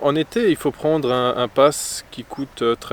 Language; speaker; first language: French; native; French